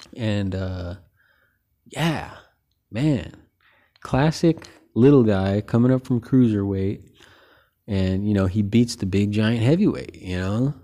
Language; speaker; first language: English; early bilingual, other home language; Filipino